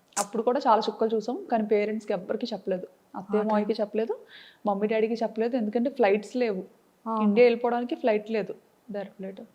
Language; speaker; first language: Telugu; native; Telugu